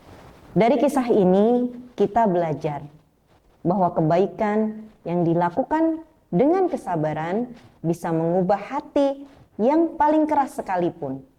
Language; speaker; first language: Indonesian; native; Indonesian